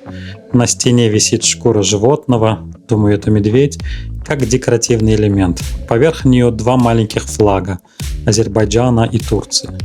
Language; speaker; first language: Russian; native; Russian